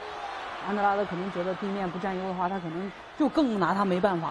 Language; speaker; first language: Chinese; native; Chinese